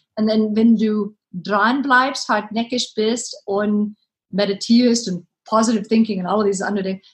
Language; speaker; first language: German; non-native, learner; English